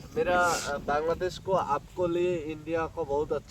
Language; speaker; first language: Hindi; non-native, learner; Bangla